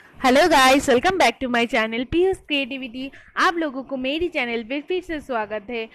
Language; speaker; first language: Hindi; non-native, local second language; Bangla